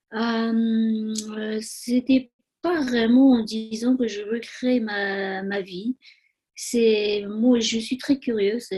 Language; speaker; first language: French; non-native, learner; Tibetan